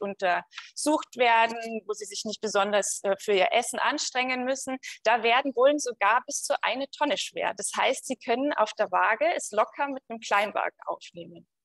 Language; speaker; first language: German; native; German